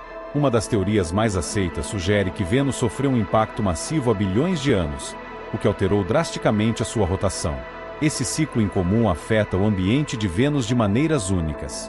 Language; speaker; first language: Portuguese; native; Portuguese